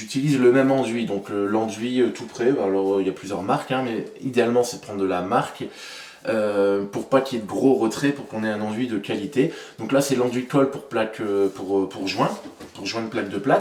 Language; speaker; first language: French; native; French